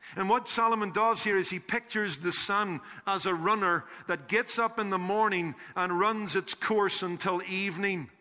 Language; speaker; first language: English; native; English